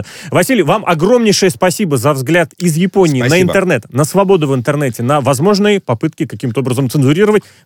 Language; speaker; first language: Russian; native; Russian